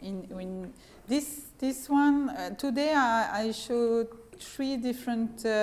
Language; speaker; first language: English; non-native, fluent; French